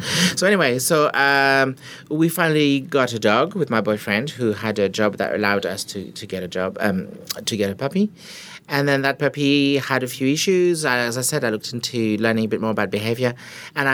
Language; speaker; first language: English; non-native, fluent; French